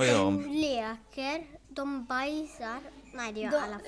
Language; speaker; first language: Swedish; early bilingual, other home language; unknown